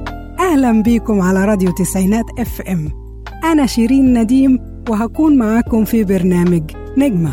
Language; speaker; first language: Arabic; native; Arabic